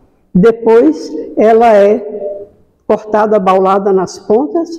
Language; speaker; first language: Portuguese; native; Portuguese